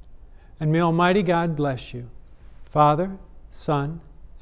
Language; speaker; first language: English; native; English